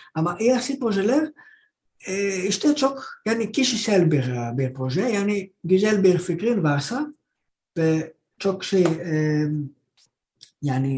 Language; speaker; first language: Turkish; non-native, fluent; Greek